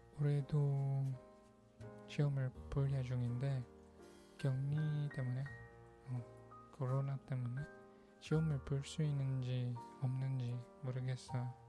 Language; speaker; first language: Korean; non-native, learner; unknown